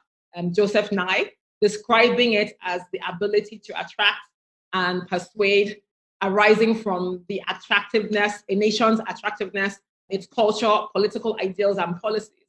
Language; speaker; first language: English; non-native, local second language; Igbo